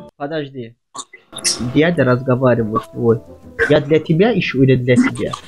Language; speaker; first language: Russian; non-native, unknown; Azerbaijani